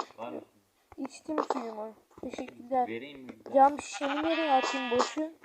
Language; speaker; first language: Turkish; native; Turkish